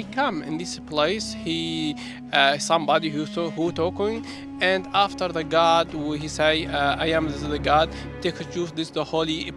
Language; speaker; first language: English; non-native, learner; Arabic